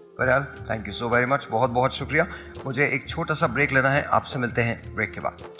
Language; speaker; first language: Urdu; native; Urdu